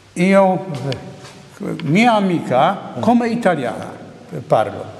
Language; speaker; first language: Italian; non-native, learner; Polish